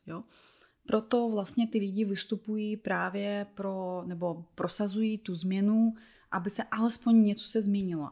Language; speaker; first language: Czech; non-native, fluent; Russian